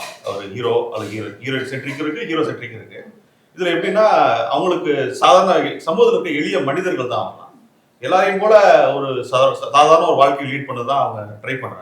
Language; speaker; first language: Tamil; native; Tamil